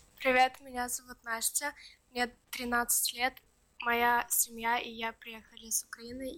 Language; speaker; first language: Russian; early bilingual, other home language; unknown